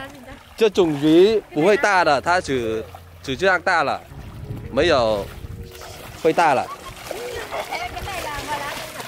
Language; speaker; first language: Chinese; non-native, learner; Vietnamese